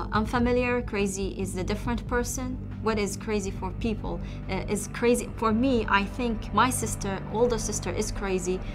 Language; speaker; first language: English; non-native, fluent; Arabic